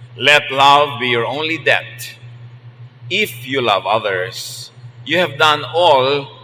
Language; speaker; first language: English; non-native, local second language; Filipino